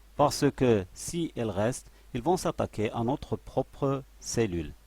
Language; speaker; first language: French; non-native, local second language; Arabic